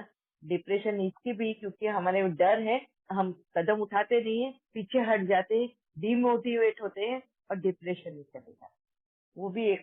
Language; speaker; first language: Hindi; native; Hindi